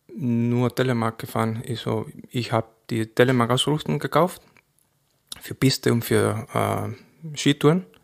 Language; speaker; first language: German; non-native, fluent; Spanish